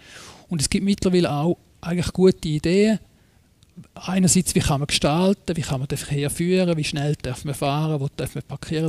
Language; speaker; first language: German; native; German